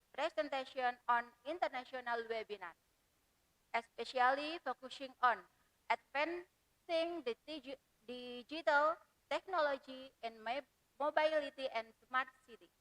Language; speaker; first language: English; non-native, fluent; Indonesian